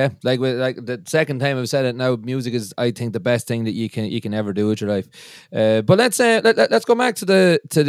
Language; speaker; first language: English; native; English